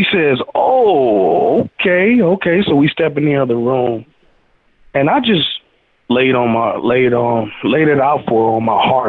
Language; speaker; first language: English; native; English